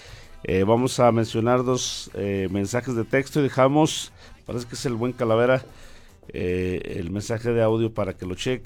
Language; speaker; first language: Spanish; native; Spanish